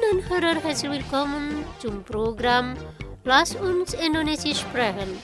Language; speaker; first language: German; non-native, learner; Indonesian